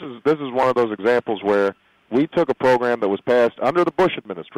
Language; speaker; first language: English; native; English